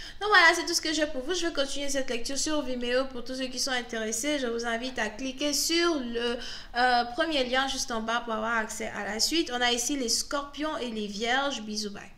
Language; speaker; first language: French; native; French